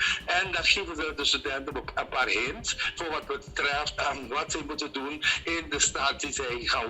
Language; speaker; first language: Dutch; non-native, local second language; Papiamento